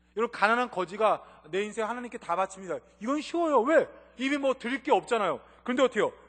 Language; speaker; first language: Korean; native; Korean